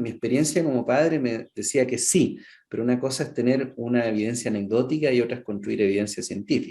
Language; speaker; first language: Spanish; native; Spanish